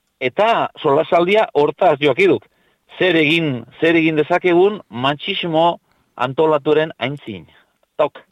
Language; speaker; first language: Basque; native; Basque